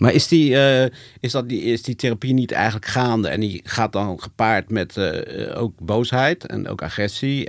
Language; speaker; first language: Dutch; native; Dutch